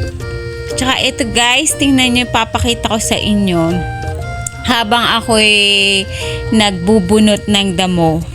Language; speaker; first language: Filipino; native; Filipino